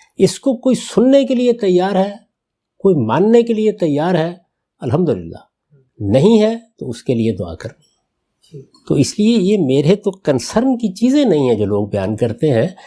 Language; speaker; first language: Urdu; non-native, local second language; Punjabi